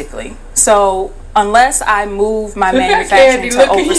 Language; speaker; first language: English; native; English